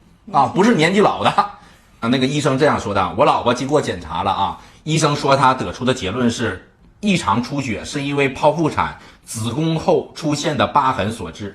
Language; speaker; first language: Chinese; native; Chinese